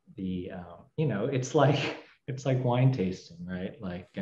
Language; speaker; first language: English; native; English